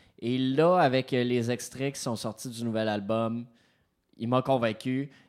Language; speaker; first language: French; native; French